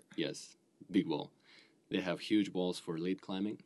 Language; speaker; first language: English; non-native, fluent; Russian